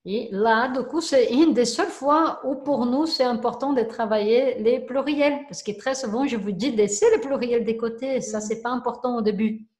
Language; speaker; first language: French; non-native, fluent; Portuguese